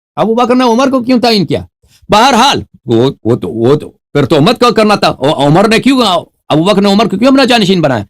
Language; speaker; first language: Urdu; non-native, fluent; Persian